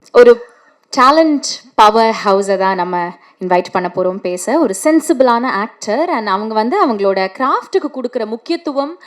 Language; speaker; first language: Tamil; native; Tamil